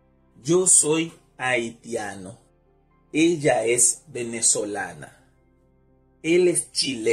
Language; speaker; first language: Spanish; non-native, fluent; Haitian Creole